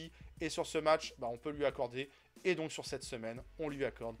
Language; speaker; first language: French; native; French